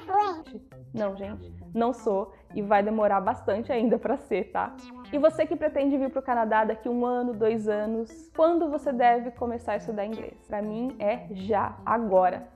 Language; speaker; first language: Portuguese; native; Portuguese